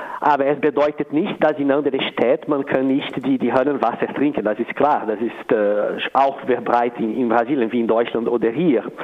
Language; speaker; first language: German; non-native, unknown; Portuguese